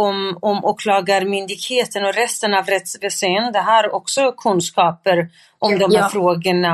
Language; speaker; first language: Swedish; non-native, fluent; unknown